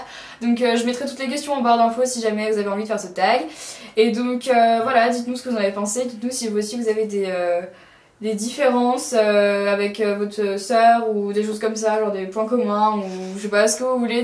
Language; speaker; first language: French; native; French